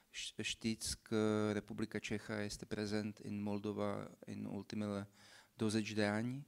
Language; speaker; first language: Romanian; non-native, fluent; Czech